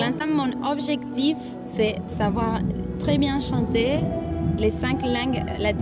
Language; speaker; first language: French; non-native, fluent; Spanish